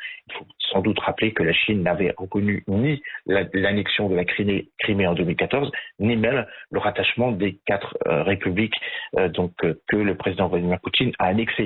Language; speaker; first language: French; native; French